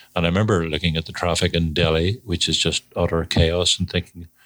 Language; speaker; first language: English; native; English